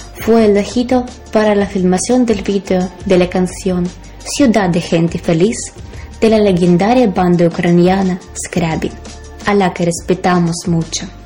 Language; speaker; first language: Spanish; non-native, fluent; Ukrainian